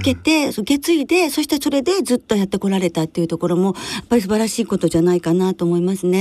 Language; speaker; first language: Japanese; native; Japanese